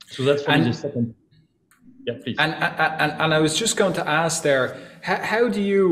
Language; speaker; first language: English; native; English